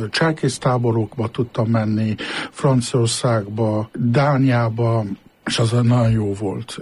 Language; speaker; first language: Hungarian; early bilingual, heritage; Hungarian